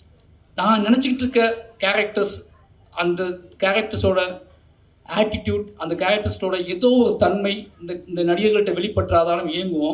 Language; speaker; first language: Tamil; native; Tamil